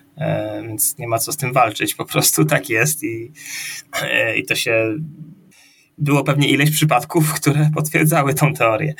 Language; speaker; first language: Polish; native; Polish